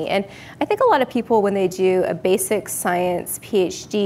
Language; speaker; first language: English; native; English